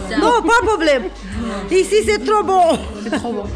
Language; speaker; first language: French; non-native, learner; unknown